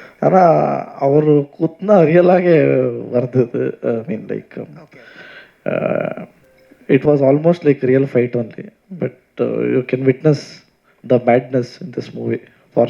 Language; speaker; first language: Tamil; non-native, local second language; Kannada